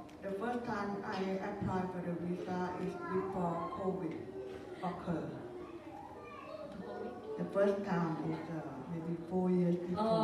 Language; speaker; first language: English; non-native, learner; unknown